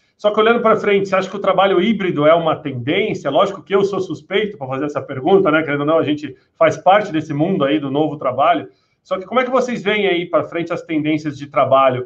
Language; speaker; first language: Portuguese; native; Portuguese